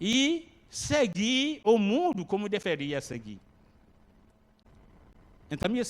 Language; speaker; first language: Portuguese; non-native, learner; Arabic